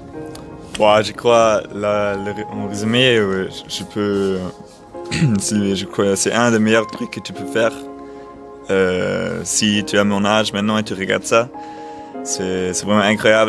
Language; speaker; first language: French; non-native, learner; German